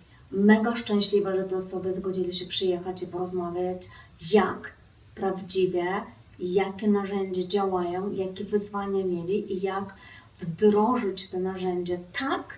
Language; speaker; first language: Polish; non-native, fluent; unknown